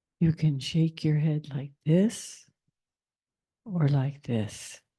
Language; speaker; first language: English; native; English